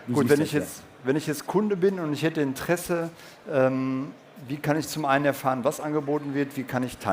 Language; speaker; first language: German; native; German